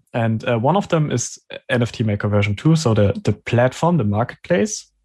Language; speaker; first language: English; non-native, fluent; German